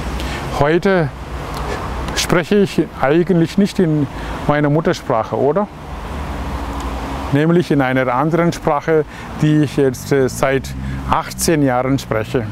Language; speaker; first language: German; non-native, fluent; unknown